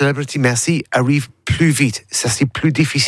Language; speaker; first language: French; non-native, learner; English